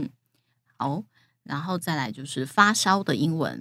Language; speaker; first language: Chinese; native; Chinese